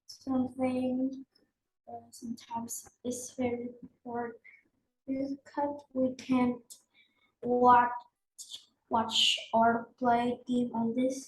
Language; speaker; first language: English; non-native, learner; Vietnamese